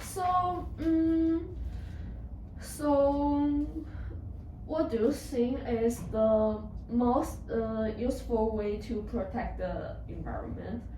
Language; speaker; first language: English; non-native, learner; Chinese